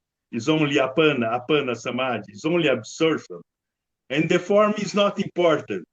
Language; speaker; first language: English; non-native, learner; Portuguese